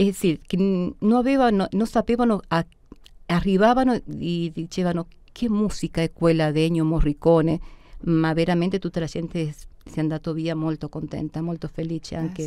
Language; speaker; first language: Italian; early bilingual, heritage; Spanish